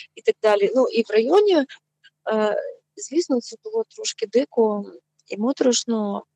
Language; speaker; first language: Ukrainian; native; Ukrainian